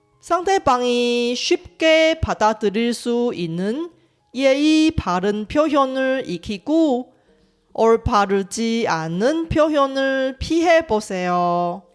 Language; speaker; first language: Korean; non-native, fluent; Chinese